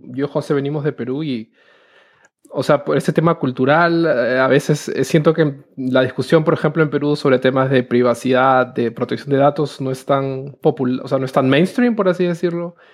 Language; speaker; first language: Spanish; native; Spanish